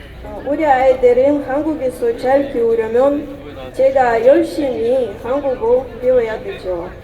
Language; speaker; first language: Korean; non-native, learner; Russian